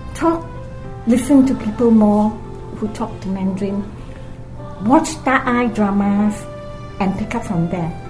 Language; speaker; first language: English; non-native, local second language; Cantonese